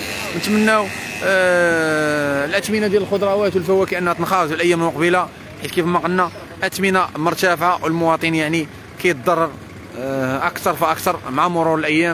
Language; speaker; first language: Arabic; native; Arabic